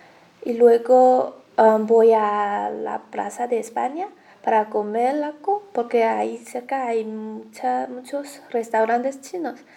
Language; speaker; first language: Spanish; non-native, learner; Chinese